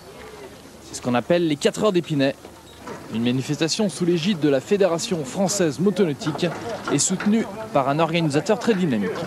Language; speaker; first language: French; native; French